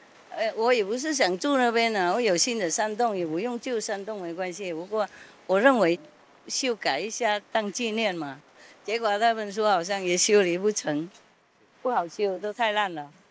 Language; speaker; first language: Chinese; non-native, fluent; Vietnamese